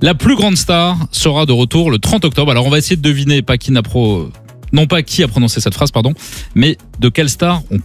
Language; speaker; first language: French; native; French